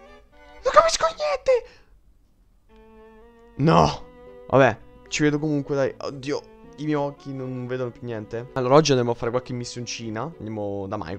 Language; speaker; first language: Italian; native; Italian